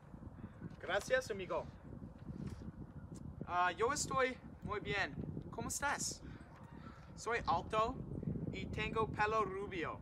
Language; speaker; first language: Spanish; non-native, learner; English